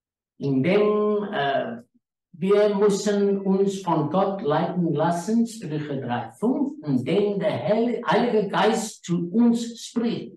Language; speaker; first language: German; non-native, learner; Afrikaans